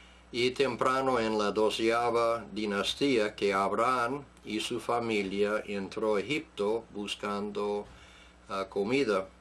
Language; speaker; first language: Spanish; non-native, fluent; English